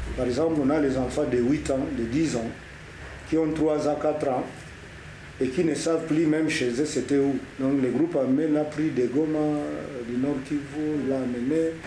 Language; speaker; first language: French; non-native, local second language; Swahili